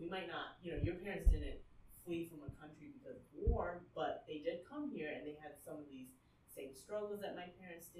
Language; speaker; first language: English; early bilingual, other home language; Vietnamese